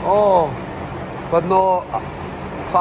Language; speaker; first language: English; non-native, fluent; German